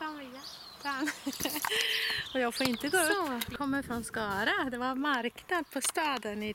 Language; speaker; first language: Swedish; non-native, learner; German